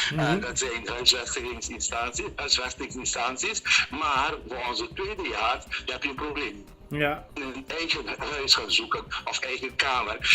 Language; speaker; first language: Dutch; non-native, local second language; Papiamento